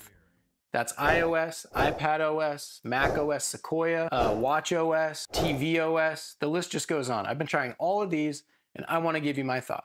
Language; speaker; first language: English; native; English